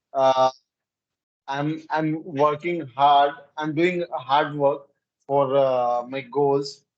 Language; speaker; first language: English; non-native, learner; Hindi